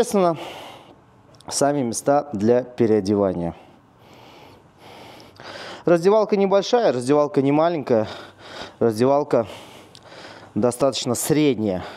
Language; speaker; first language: Russian; native; Russian